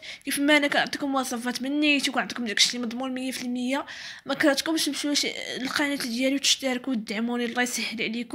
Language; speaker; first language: Arabic; native; Arabic